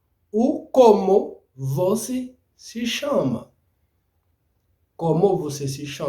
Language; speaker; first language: Portuguese; non-native, fluent; Haitian Creole